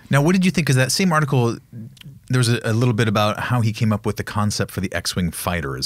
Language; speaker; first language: English; native; English